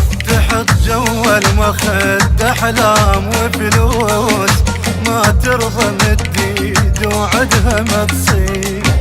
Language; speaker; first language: Arabic; native; Arabic